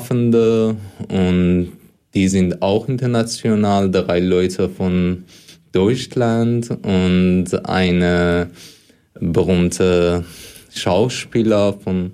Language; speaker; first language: German; non-native, fluent; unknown